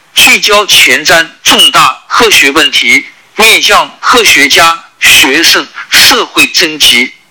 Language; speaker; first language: Chinese; native; Chinese